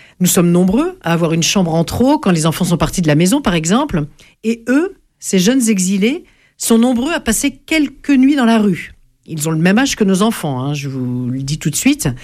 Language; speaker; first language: French; native; French